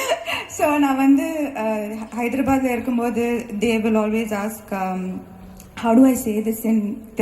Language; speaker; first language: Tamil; early bilingual, heritage; Tamil